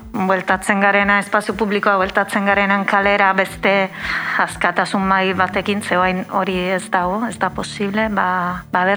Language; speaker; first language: Basque; non-native, fluent; Italian